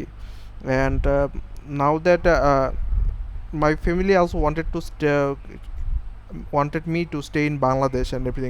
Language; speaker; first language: English; non-native, fluent; Bangla